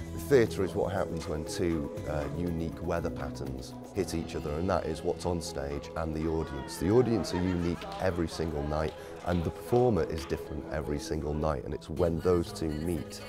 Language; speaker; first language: English; native; English